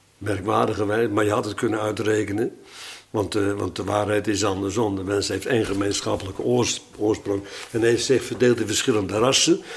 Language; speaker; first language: Dutch; native; Dutch